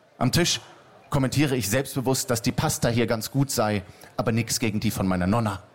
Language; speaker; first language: German; native; German